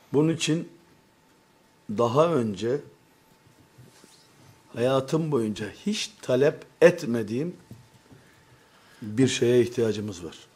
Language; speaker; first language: Turkish; native; Turkish